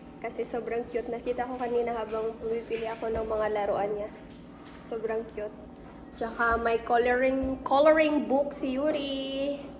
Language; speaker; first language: Filipino; non-native, local second language; Cebuano